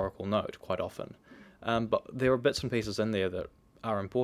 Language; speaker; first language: English; native; English